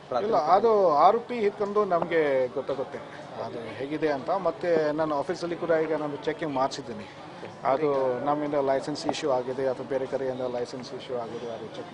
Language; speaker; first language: Kannada; non-native, fluent; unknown